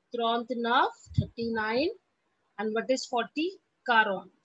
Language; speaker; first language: English; non-native, local second language; Hindi